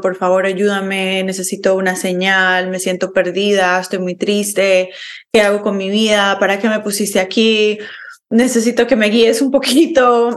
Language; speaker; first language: Spanish; early bilingual, heritage; Spanish